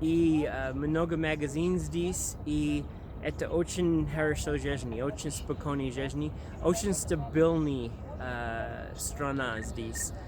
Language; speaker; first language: Russian; non-native, learner; English